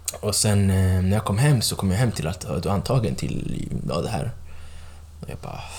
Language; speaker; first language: Swedish; early bilingual, other home language; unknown